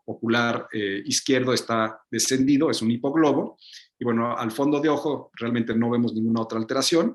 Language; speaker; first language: Spanish; native; Spanish